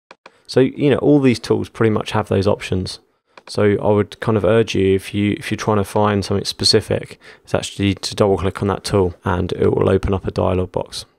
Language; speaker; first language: English; native; English